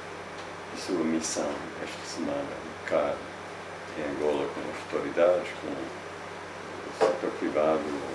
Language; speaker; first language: Portuguese; non-native, fluent; English